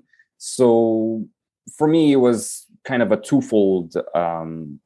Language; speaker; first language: English; non-native, fluent; Romanian